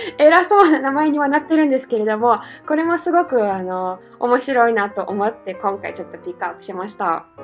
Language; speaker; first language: Japanese; non-native, fluent; Russian